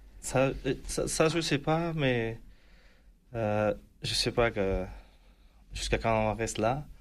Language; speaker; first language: French; non-native, learner; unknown